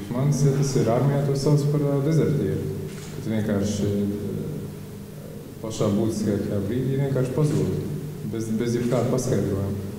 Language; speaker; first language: Latvian; non-native, local second language; Russian